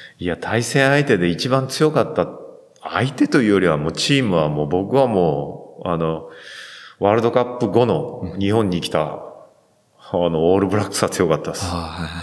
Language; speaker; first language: Japanese; native; Japanese